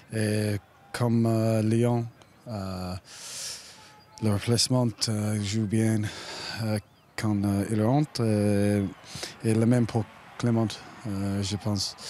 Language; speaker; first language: French; non-native, learner; English